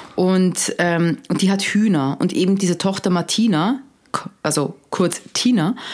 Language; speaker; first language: German; native; German